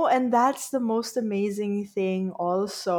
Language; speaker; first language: English; non-native, local second language; Filipino